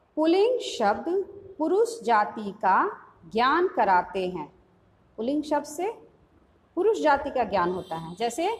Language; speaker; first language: Hindi; native; Hindi